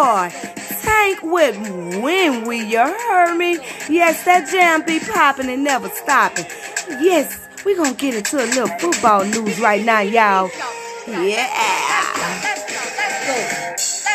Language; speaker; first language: English; native; English